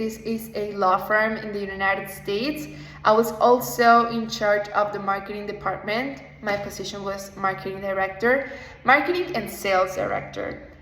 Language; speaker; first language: English; non-native, fluent; Spanish